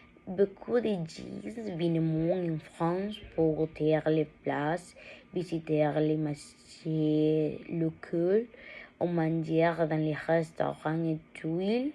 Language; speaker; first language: French; non-native, learner; Spanish